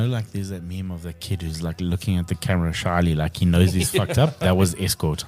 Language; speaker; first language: English; native; English